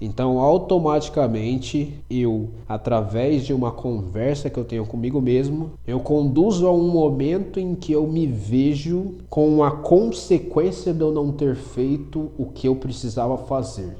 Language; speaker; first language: Portuguese; native; Portuguese